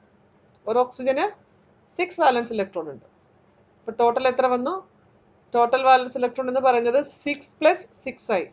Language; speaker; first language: Malayalam; native; Malayalam